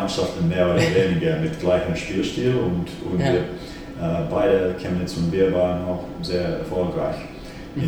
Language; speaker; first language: German; non-native, fluent; Finnish